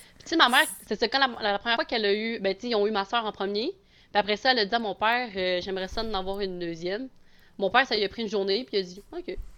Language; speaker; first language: French; native; French